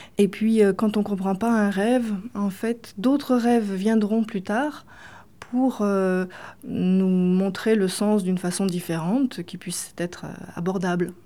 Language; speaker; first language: French; native; French